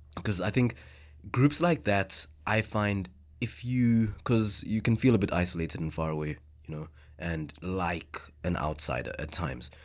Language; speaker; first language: English; non-native, local second language; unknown